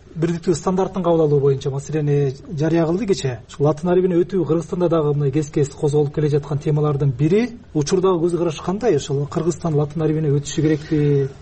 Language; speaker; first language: Kyrgyz; native; Kyrgyz